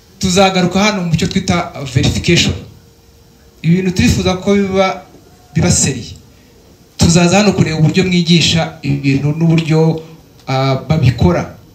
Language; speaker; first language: Kinyarwanda; native; Kinyarwanda